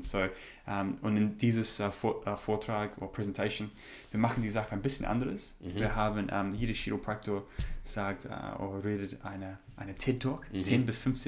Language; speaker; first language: German; non-native, learner; English